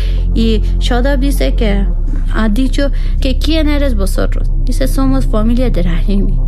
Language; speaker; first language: Spanish; non-native, learner; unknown